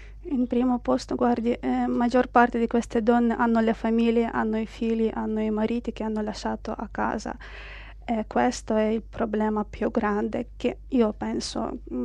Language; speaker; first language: Italian; non-native, fluent; Ukrainian